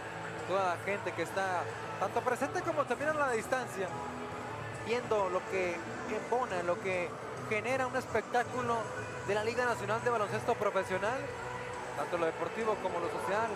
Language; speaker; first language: Spanish; native; Spanish